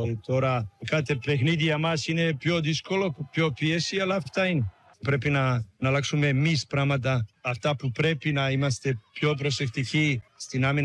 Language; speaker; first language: Greek; non-native, learner; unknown